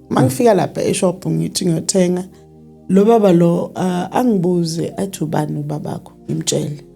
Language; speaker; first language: Zulu; native; Zulu